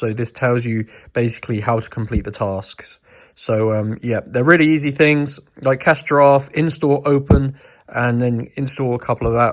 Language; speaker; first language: English; native; English